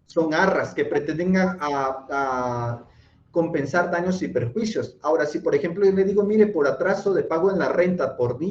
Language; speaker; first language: Spanish; native; Spanish